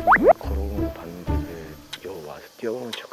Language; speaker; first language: Korean; native; Korean